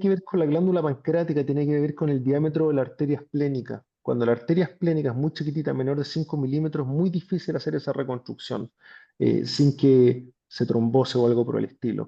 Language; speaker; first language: Spanish; native; Spanish